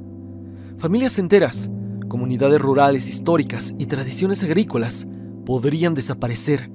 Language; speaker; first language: Spanish; native; Spanish